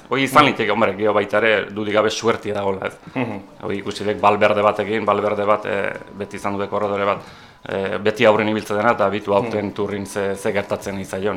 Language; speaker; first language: Basque; native; Basque